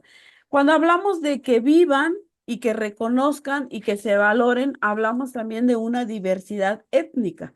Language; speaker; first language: Spanish; native; Spanish